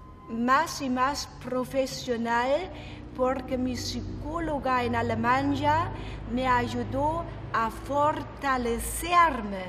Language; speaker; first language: Spanish; non-native, fluent; German